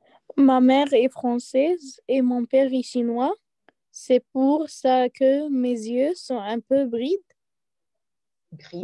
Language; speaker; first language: French; non-native, learner; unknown